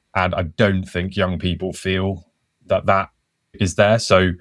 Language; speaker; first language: English; native; English